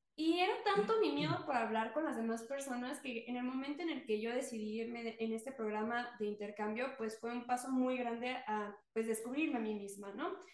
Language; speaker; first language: Spanish; native; Spanish